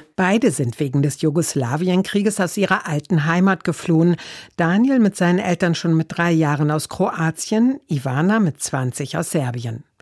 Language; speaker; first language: German; native; German